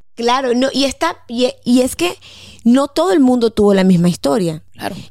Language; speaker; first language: Spanish; native; Spanish